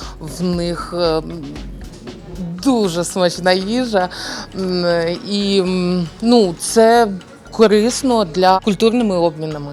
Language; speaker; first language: Ukrainian; non-native, learner; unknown